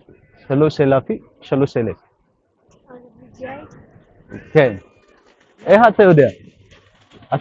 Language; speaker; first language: Hebrew; non-native, learner; Amharic